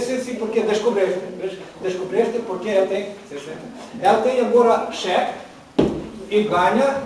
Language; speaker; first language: Portuguese; non-native, learner; Ukrainian